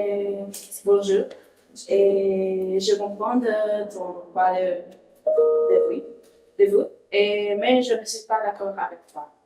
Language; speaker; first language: French; non-native, learner; Spanish